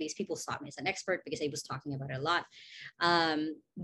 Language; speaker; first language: English; non-native, local second language; Cebuano